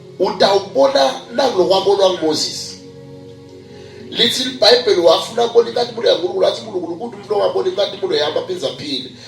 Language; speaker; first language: Zulu; non-native, local second language; Swati